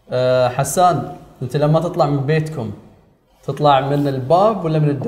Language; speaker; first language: Arabic; native; Arabic